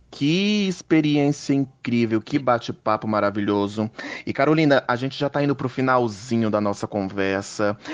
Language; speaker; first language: Portuguese; native; Portuguese